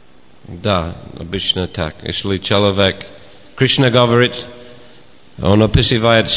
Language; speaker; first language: Russian; non-native, fluent; English